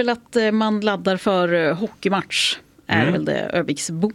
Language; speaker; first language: Swedish; native; Swedish